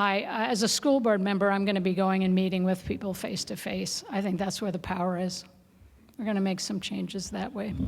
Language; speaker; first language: English; native; English